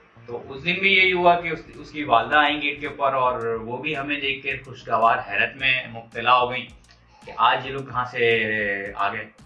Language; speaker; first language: Urdu; non-native, local second language; Punjabi